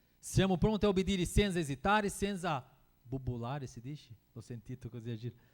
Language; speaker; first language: Italian; non-native, fluent; Portuguese